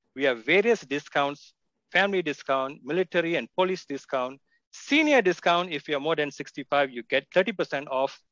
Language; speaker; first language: English; non-native, local second language; Tamil